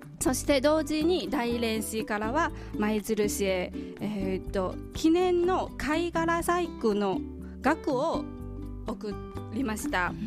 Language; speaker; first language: Japanese; non-native, fluent; Chinese